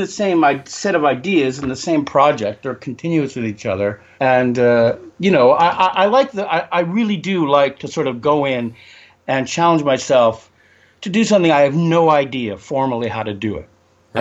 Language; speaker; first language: English; native; English